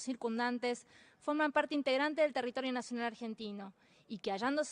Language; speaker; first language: Spanish; native; Spanish